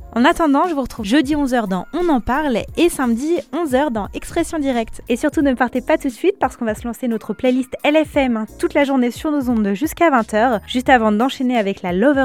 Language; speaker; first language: French; native; French